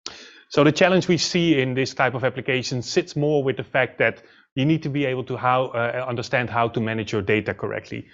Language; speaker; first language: English; non-native, fluent; Dutch